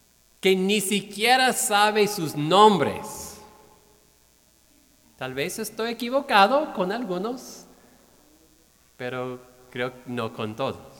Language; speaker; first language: Spanish; non-native, fluent; English